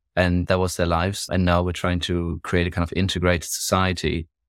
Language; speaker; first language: English; non-native, fluent; German